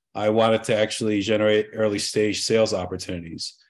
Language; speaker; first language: English; early bilingual, other home language; Arabic